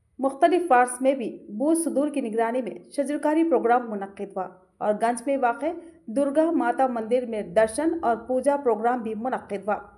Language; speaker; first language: Urdu; native; Urdu